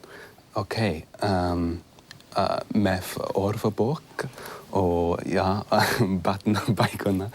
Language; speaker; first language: Icelandic; non-native, learner; English